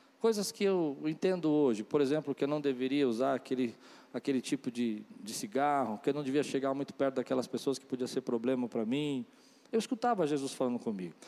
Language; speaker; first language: Portuguese; native; Portuguese